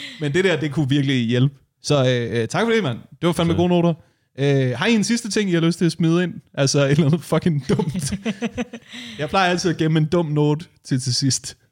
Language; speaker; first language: Danish; native; Danish